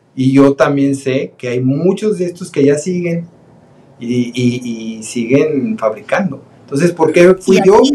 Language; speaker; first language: Spanish; native; Spanish